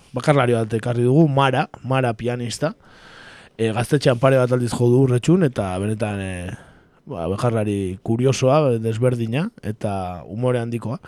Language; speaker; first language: Basque; early bilingual, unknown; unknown